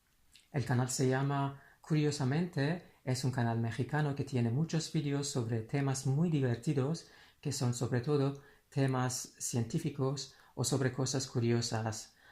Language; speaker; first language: Spanish; non-native, fluent; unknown